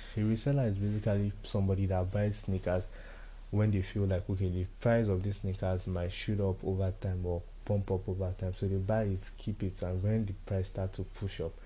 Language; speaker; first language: English; non-native, local second language; Yoruba